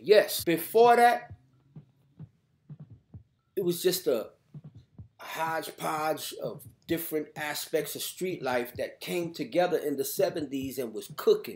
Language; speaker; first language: English; native; English